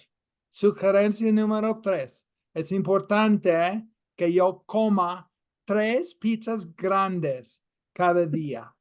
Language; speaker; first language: Spanish; non-native, fluent; English